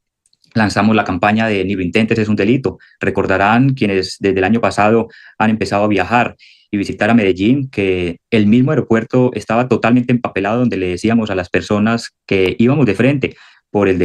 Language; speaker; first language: Spanish; native; Spanish